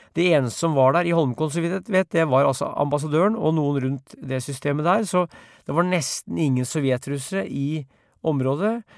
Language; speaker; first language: Norwegian; native; Norwegian